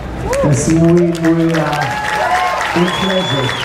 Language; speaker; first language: Spanish; non-native, learner; English